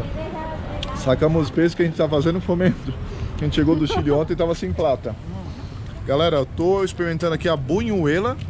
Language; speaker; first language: Portuguese; native; Portuguese